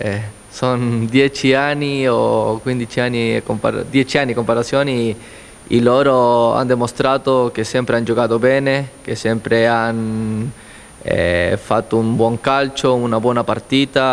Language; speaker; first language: Italian; non-native, learner; Spanish